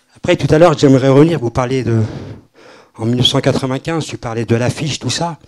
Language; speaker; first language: French; native; French